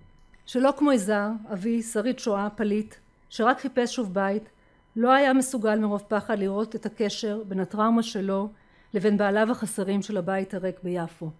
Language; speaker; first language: Hebrew; native; Hebrew